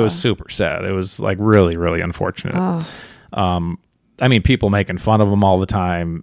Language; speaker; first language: English; native; English